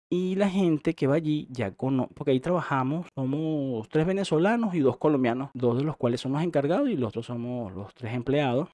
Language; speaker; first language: Spanish; native; Spanish